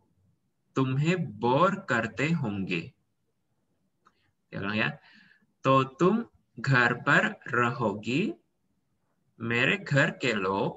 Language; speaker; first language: Hindi; non-native, fluent; Indonesian